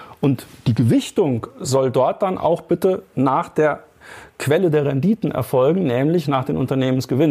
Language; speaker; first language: German; native; German